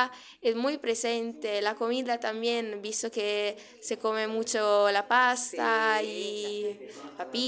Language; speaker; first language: Spanish; non-native, learner; Italian